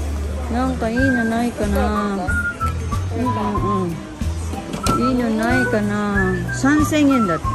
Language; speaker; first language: Japanese; non-native, fluent; Filipino